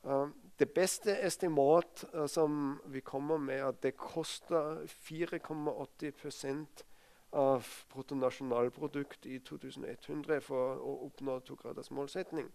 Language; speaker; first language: Norwegian; non-native, fluent; German